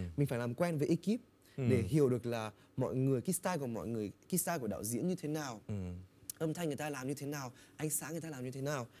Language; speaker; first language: Vietnamese; early bilingual, heritage; Vietnamese